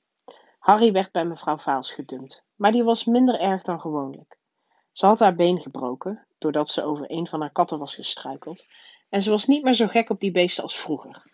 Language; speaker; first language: Dutch; native; Dutch